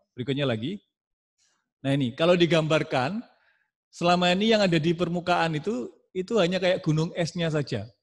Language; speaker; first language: Indonesian; non-native, local second language; Javanese